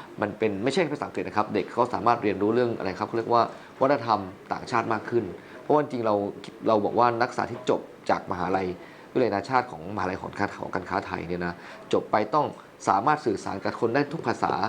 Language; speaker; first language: Thai; native; Thai